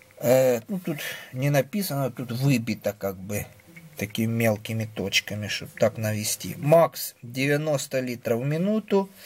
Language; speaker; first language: Russian; non-native, local second language; Ukrainian